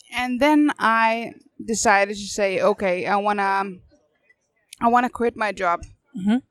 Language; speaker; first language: English; non-native, fluent; Danish